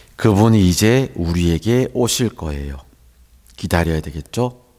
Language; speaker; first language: Korean; native; Korean